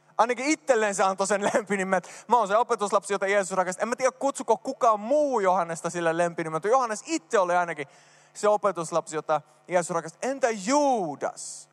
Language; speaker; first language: Finnish; early bilingual, heritage; Finnish